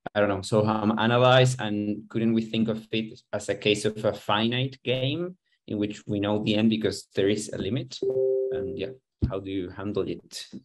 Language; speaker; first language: English; non-native, fluent; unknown